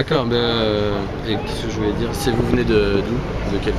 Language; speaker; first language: French; native; French